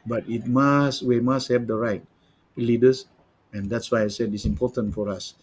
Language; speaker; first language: English; non-native, local second language; Malay